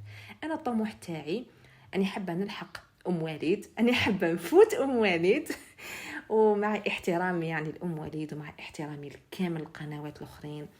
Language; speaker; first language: Arabic; native; Arabic